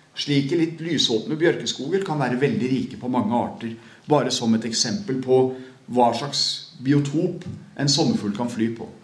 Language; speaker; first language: Norwegian; native; Norwegian